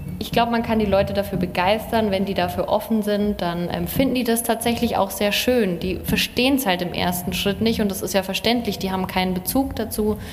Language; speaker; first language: German; native; German